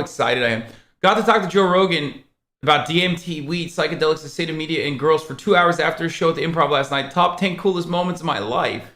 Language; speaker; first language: English; native; English